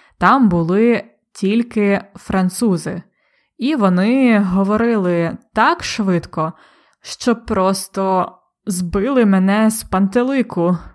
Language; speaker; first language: Ukrainian; native; Ukrainian